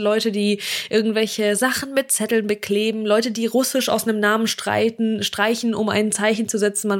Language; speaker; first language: German; early bilingual, other home language; Russian